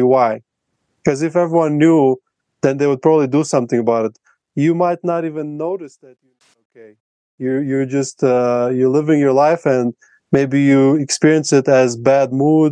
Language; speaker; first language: English; non-native, fluent; Russian